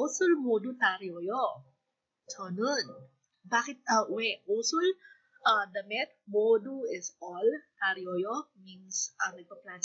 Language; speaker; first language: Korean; non-native, fluent; Filipino